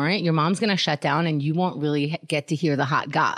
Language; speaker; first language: English; native; English